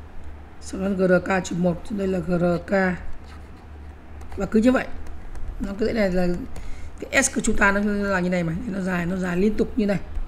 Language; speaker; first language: Vietnamese; native; Vietnamese